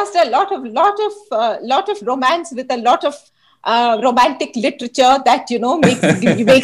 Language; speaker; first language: English; non-native, local second language; Hindi